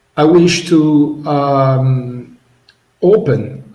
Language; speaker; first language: English; non-native, fluent; Italian